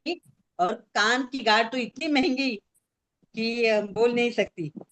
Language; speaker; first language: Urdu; non-native, local second language; Marathi